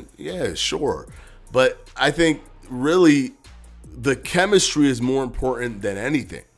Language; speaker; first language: English; native; English